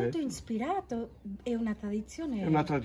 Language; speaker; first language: Italian; non-native, fluent; Catalan